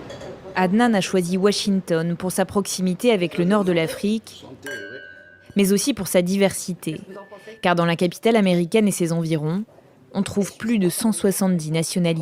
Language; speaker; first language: French; native; French